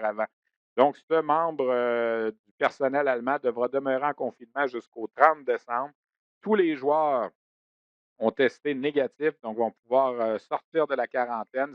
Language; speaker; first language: French; native; French